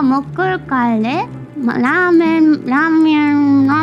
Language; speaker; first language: Korean; non-native, learner; English